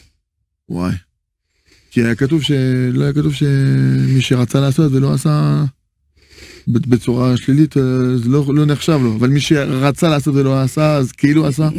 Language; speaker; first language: Hebrew; non-native, fluent; French